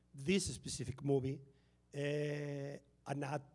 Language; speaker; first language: English; non-native, fluent; Spanish